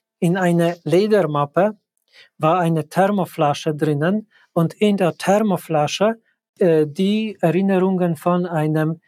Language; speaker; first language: German; non-native, fluent; Polish